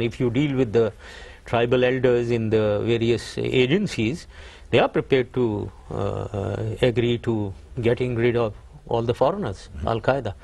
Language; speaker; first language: English; non-native, local second language; Urdu